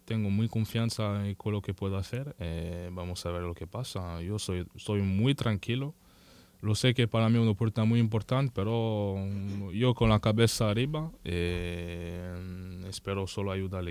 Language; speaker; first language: Spanish; non-native, learner; French